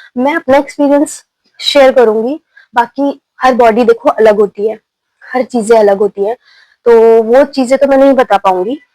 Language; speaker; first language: Hindi; native; Hindi